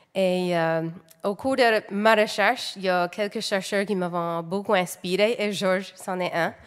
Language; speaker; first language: French; native; French